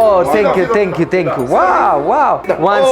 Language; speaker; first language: English; non-native, learner; Amharic